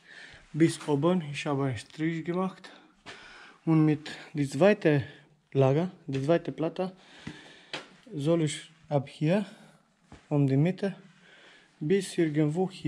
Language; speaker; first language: German; non-native, learner; Romanian